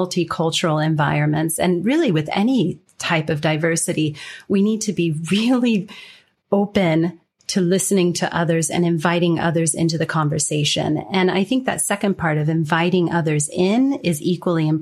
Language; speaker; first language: English; native; English